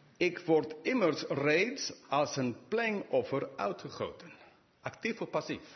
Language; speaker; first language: Dutch; non-native, fluent; English